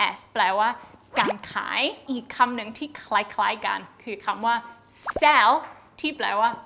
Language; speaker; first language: Thai; native; Thai